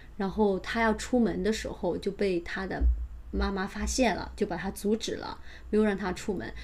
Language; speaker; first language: Chinese; native; Chinese